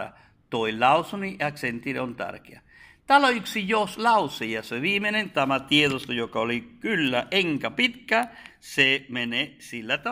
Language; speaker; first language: Finnish; non-native, fluent; Spanish